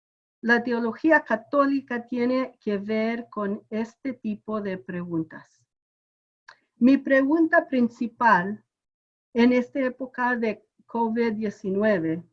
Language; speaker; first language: Spanish; non-native, fluent; English